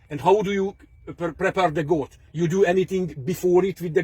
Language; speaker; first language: English; non-native, fluent; Hungarian